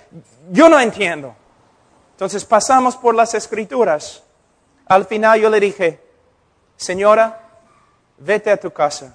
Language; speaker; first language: Spanish; non-native, fluent; English